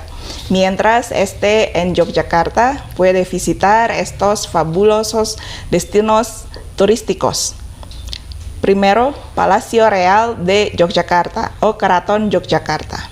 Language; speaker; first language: Spanish; non-native, fluent; Indonesian